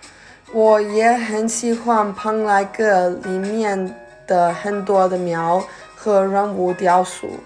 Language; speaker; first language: Chinese; early bilingual, heritage; Chinese